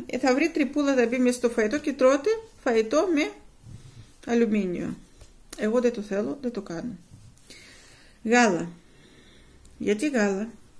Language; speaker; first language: Greek; non-native, fluent; Russian